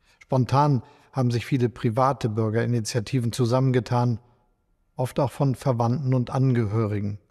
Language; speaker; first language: German; native; German